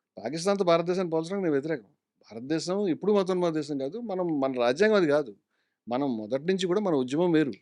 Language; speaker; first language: Telugu; native; Telugu